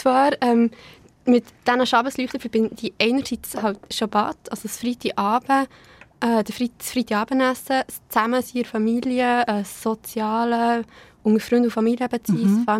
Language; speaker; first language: German; early bilingual, other home language; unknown